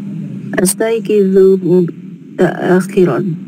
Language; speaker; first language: Arabic; non-native, learner; Indonesian